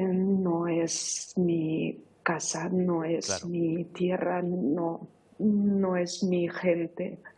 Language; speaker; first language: Spanish; non-native, fluent; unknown